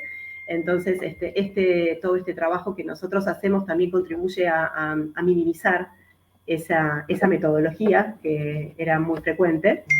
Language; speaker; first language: Spanish; native; Spanish